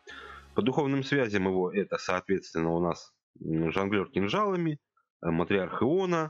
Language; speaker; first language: Russian; native; Russian